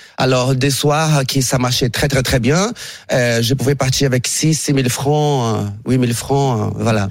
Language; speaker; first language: French; non-native, fluent; Portuguese